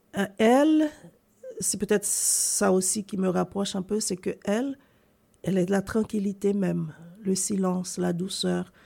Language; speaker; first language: French; non-native, local second language; Haitian Creole